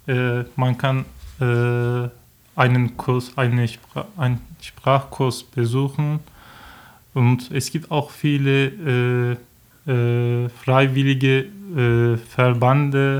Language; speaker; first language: German; non-native, learner; Turkish